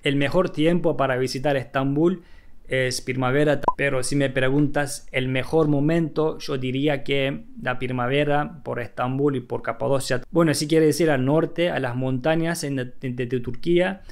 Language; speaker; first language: Spanish; non-native, fluent; Turkish